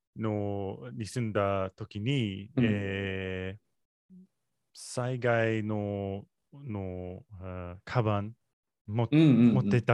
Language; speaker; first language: Japanese; non-native, learner; English